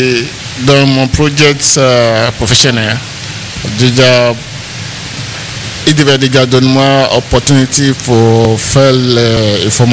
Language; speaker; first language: French; non-native, learner; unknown